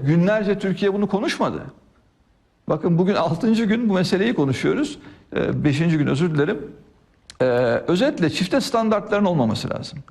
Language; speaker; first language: Turkish; native; Turkish